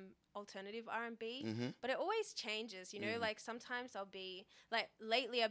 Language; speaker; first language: English; native; English